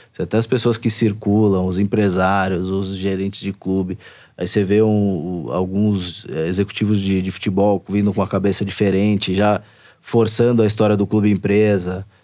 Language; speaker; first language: Portuguese; native; Portuguese